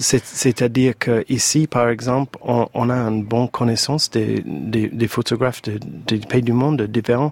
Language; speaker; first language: French; non-native, fluent; English